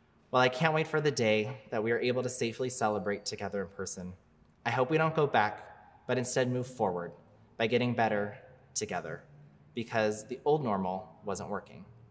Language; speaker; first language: English; native; English